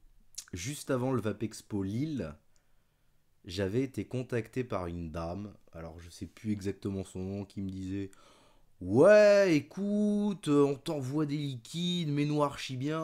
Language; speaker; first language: French; native; French